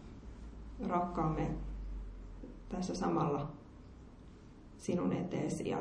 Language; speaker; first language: Finnish; native; Finnish